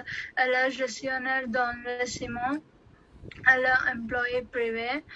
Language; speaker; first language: French; non-native, learner; Odia